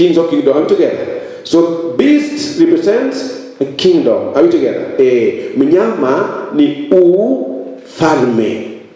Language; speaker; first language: English; non-native, local second language; Swahili